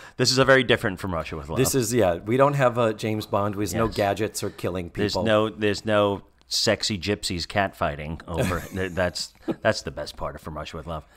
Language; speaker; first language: English; native; English